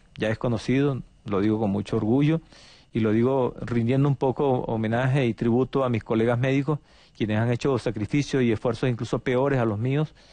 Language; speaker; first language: Spanish; native; Spanish